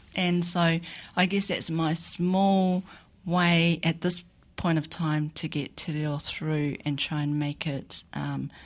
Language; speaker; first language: English; native; English